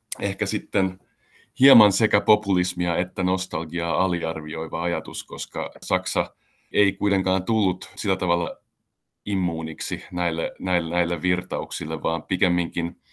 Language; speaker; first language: Finnish; native; Finnish